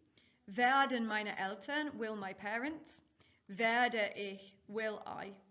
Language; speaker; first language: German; non-native, fluent; English